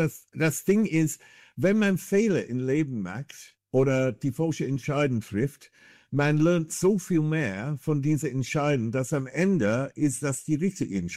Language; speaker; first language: German; non-native, fluent; English